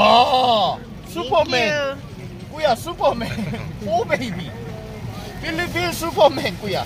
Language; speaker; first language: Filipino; non-native, learner; Korean